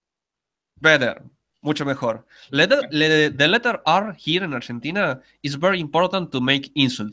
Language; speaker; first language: English; non-native, learner; Spanish